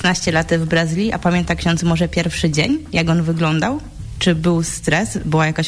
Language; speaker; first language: Polish; native; Polish